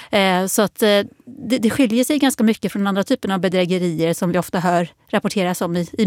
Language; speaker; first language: Swedish; native; Swedish